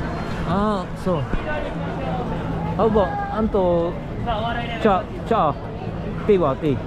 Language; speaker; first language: English; non-native, learner; Filipino